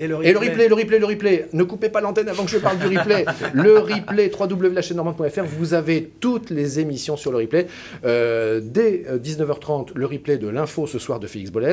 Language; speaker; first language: French; native; French